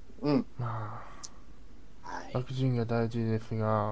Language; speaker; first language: Japanese; non-native, learner; Chinese